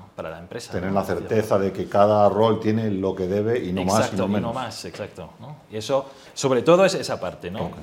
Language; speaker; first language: Spanish; non-native, fluent; German